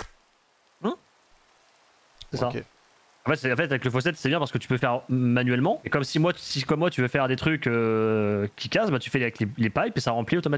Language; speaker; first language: French; native; French